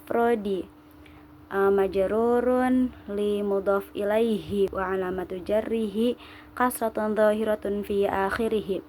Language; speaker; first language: Arabic; non-native, learner; Indonesian